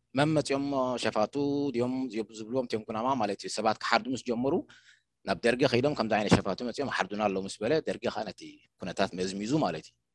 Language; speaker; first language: Tigrinya; non-native, local second language; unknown